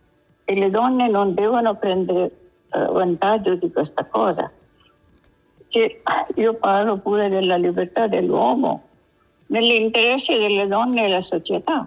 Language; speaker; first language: Italian; non-native, learner; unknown